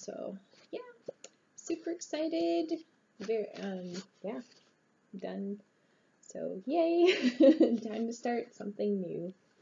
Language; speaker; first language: English; native; English